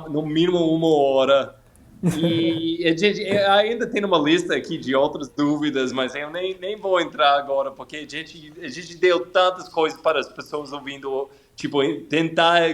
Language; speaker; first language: Portuguese; non-native, fluent; English